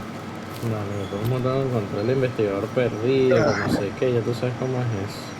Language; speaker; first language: Spanish; native; Spanish